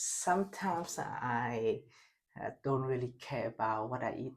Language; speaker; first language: English; non-native, learner; Vietnamese